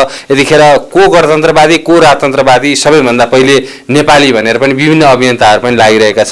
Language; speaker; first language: Nepali; native; Nepali